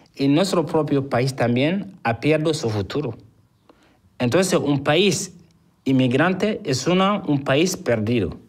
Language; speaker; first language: Spanish; non-native, fluent; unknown